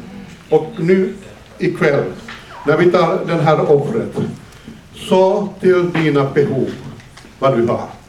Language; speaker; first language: Swedish; non-native, fluent; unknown